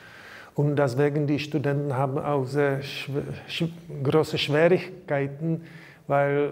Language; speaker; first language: German; non-native, learner; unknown